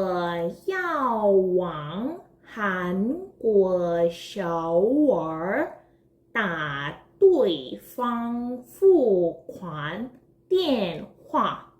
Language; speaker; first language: Chinese; non-native, fluent; Korean